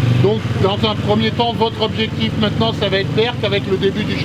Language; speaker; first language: French; native; French